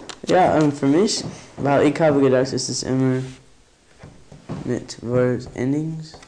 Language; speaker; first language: German; non-native, learner; English